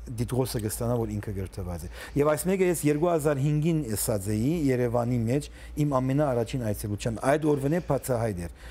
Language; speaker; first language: Armenian; early bilingual, heritage; Armenian